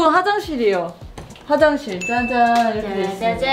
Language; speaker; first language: Korean; native; Korean